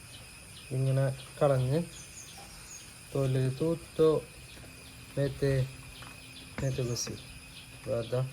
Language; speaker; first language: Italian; non-native, learner; Malayalam